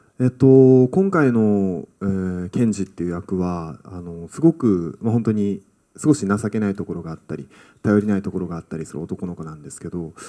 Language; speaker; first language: Japanese; native; Japanese